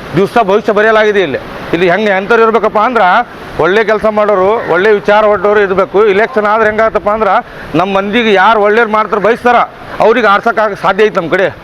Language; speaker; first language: Kannada; non-native, local second language; Urdu